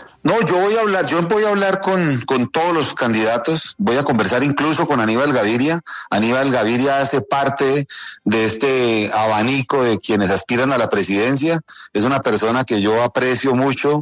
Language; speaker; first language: Spanish; native; Spanish